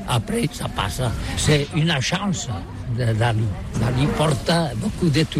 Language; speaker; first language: French; non-native, learner; Catalan